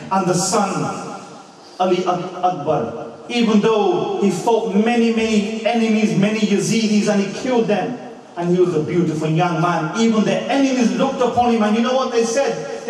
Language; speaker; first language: English; native; English